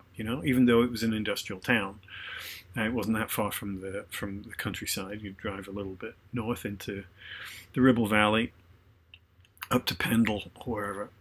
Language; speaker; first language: English; native; English